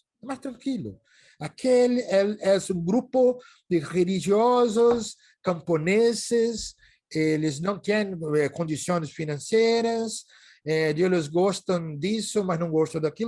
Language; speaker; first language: Portuguese; native; Portuguese